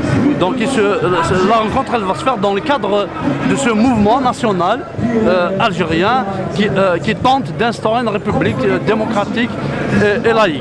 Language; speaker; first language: French; non-native, local second language; Kabyle